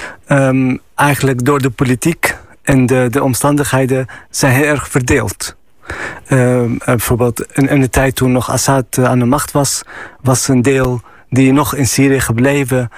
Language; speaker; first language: Dutch; non-native, fluent; Arabic